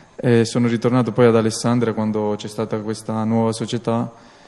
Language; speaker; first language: Italian; native; Italian